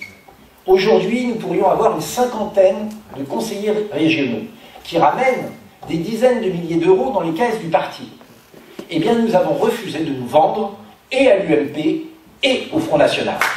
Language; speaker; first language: French; native; French